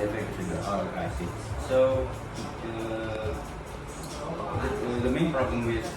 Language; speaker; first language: English; non-native, local second language; Indonesian